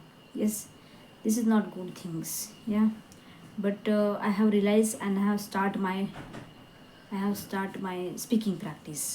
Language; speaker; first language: English; non-native, learner; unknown